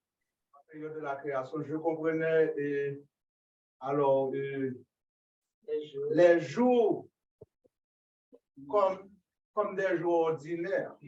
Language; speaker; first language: French; non-native, local second language; Haitian Creole